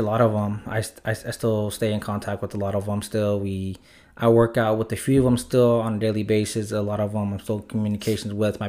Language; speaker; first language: English; native; English